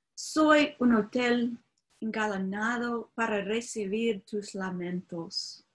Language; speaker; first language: Spanish; non-native, fluent; English